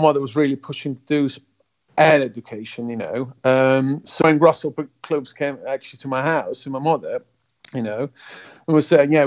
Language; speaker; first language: English; non-native, fluent; German